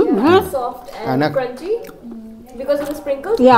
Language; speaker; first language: English; non-native, learner; Indonesian